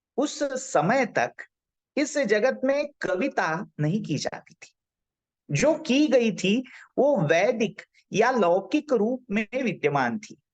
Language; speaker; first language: Hindi; non-native, local second language; Marathi